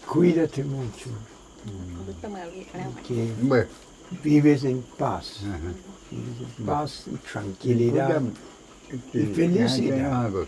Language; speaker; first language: Spanish; non-native, learner; English